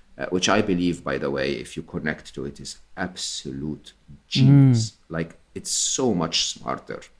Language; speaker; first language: English; non-native, fluent; Arabic